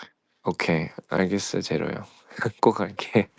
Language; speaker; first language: Korean; early bilingual, heritage; Korean